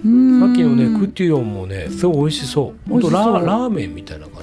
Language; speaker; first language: Japanese; native; Japanese